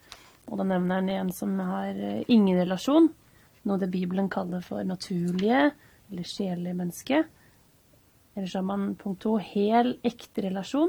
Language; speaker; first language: Norwegian; native; Norwegian